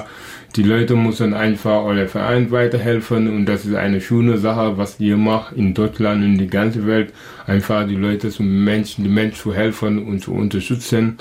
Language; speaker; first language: German; non-native, learner; Wolof